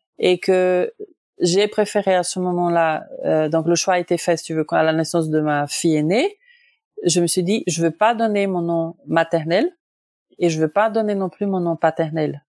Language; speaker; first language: French; non-native, fluent; Portuguese